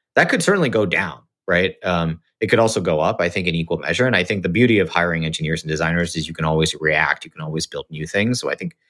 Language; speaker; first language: English; native; English